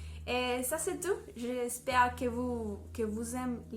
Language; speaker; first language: French; non-native, learner; Spanish